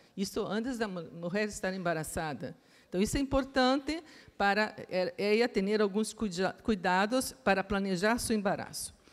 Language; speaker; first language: Portuguese; native; Portuguese